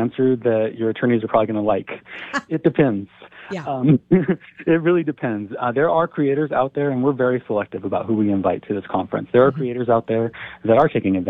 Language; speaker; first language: English; native; English